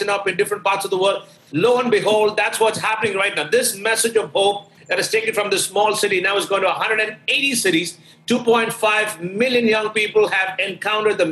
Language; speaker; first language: English; non-native, local second language; Malayalam